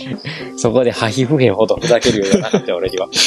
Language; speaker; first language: Japanese; native; Japanese